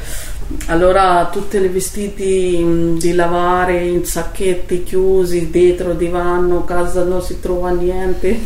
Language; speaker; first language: Italian; non-native, learner; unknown